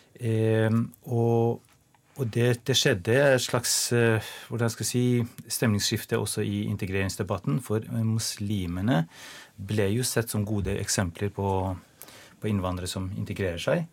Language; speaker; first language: Norwegian; non-native, fluent; Albanian